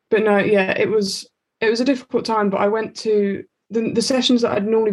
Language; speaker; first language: English; native; English